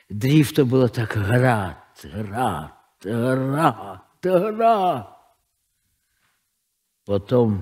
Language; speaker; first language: Czech; non-native, fluent; Russian